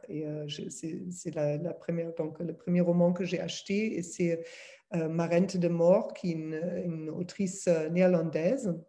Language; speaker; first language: French; non-native, fluent; German